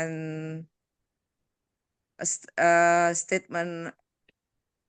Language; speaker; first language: English; non-native, learner; Indonesian